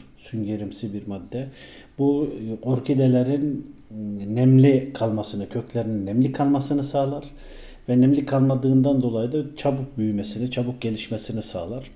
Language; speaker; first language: Turkish; native; Turkish